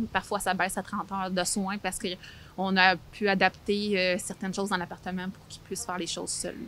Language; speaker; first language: French; native; French